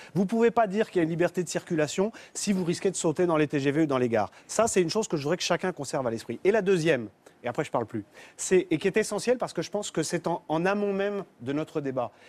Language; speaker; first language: French; native; French